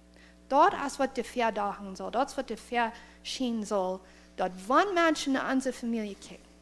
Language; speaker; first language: German; non-native, learner; Plautdietsch